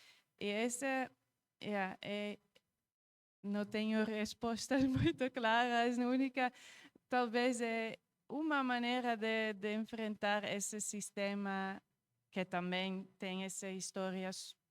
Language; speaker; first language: Portuguese; non-native, fluent; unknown